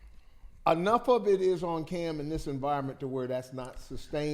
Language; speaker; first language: English; native; English